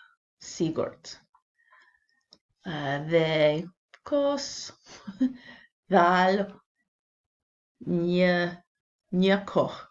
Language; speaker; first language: Albanian; non-native, learner; English